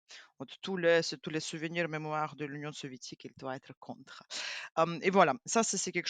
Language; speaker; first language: French; non-native, fluent; Ukrainian